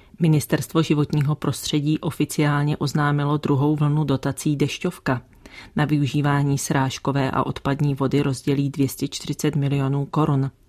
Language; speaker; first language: Czech; native; Czech